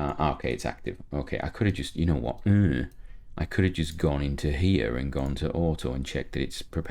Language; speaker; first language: English; native; English